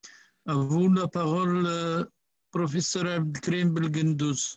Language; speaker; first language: French; non-native, local second language; Arabic